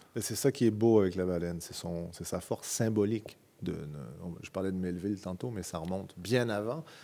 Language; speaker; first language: French; native; French